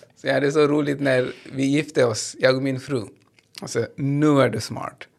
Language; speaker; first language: Swedish; non-native, fluent; Hindi